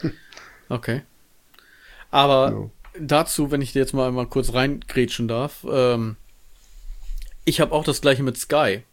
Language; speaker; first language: German; native; German